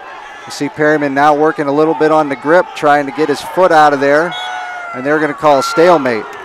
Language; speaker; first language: English; native; English